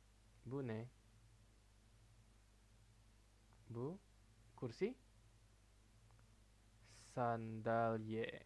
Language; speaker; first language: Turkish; non-native, fluent; Indonesian